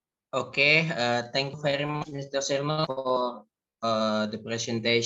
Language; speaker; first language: English; non-native, learner; Indonesian